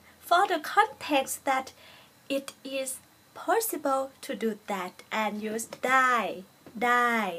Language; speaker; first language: English; non-native, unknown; Thai